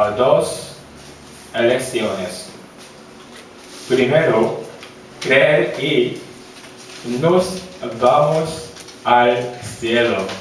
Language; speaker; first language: Spanish; non-native, learner; Korean